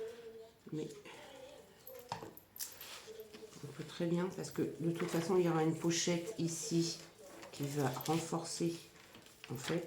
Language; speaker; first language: French; native; French